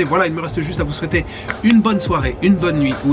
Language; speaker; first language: French; native; French